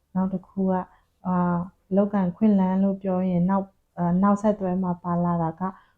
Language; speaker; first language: Burmese; non-native, local second language; Pa'o Karen